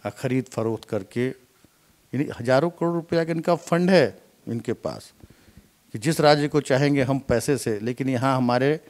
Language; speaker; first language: Hindi; native; Hindi